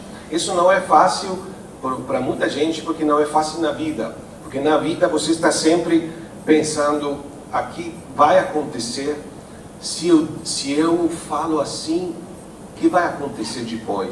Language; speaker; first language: Portuguese; non-native, fluent; Italian